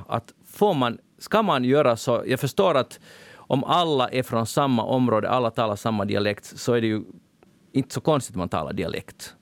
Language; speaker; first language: Swedish; native; Swedish